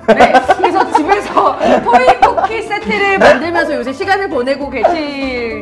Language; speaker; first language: Korean; native; Korean